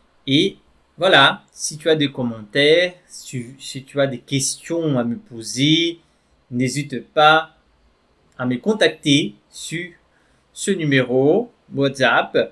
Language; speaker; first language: French; non-native, fluent; Portuguese